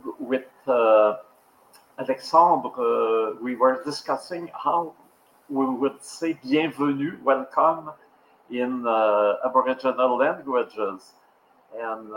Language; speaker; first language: English; non-native, local second language; French